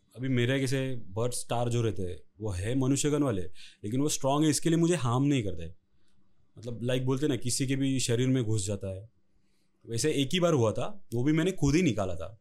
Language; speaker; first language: Hindi; non-native, local second language; Marathi